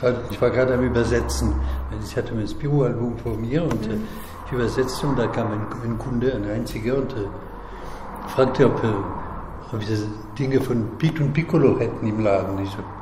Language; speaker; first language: German; non-native, fluent; French